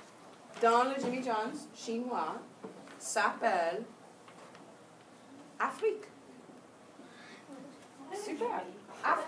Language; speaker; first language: French; non-native, fluent; English